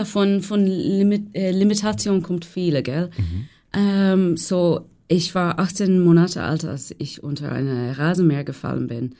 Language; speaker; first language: German; non-native, fluent; English